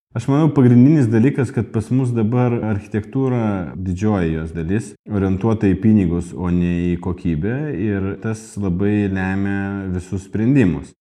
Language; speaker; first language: Lithuanian; non-native, local second language; Russian